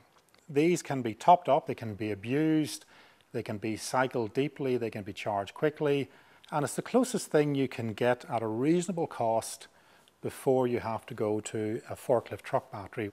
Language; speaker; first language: English; native; English